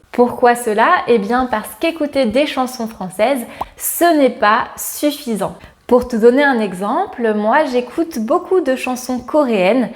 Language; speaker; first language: French; native; French